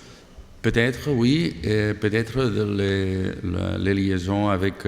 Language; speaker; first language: French; non-native, fluent; Catalan